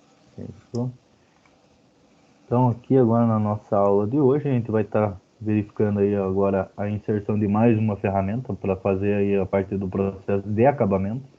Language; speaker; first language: Portuguese; native; Portuguese